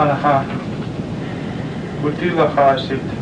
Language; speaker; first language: Russian; native; Russian